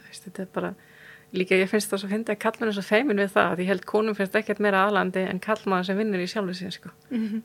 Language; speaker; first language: Icelandic; non-native, fluent; German